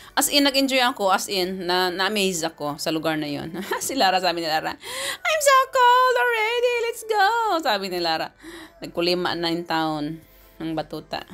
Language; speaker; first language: Filipino; native; Filipino